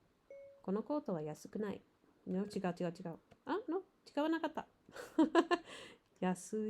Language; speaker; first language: Japanese; non-native, learner; English